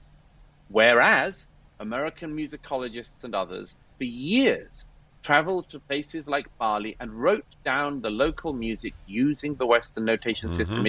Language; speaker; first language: English; native; English